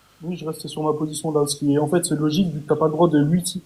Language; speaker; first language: French; native; French